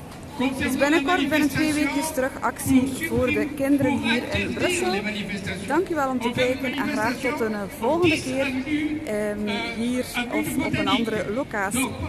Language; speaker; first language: Dutch; native; Dutch